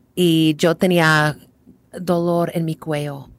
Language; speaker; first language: Spanish; non-native, learner; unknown